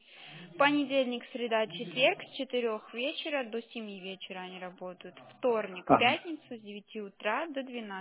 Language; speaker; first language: Russian; native; Russian